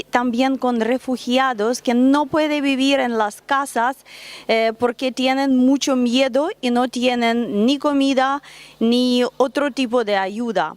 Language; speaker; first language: Spanish; non-native, learner; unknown